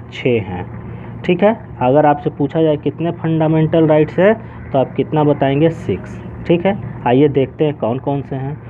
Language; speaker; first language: Hindi; native; Hindi